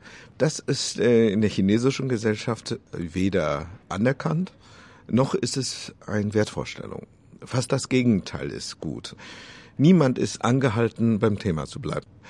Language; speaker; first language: German; non-native, fluent; Chinese